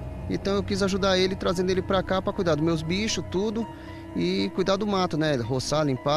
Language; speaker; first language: Portuguese; native; Portuguese